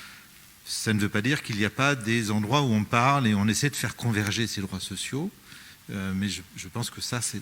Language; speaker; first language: French; native; French